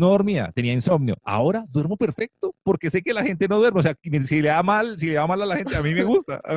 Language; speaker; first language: Spanish; native; Spanish